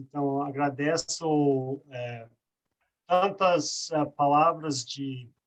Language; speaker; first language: Portuguese; non-native, fluent; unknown